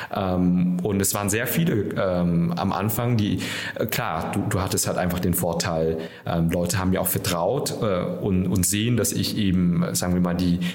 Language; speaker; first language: German; early bilingual, other home language; Vietnamese